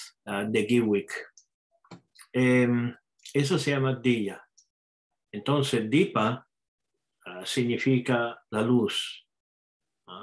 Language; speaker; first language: Spanish; non-native, fluent; Italian